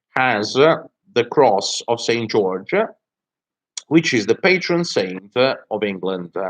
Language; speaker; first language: English; non-native, fluent; Italian